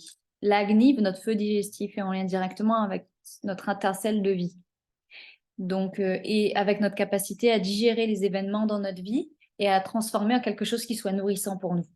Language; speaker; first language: French; native; French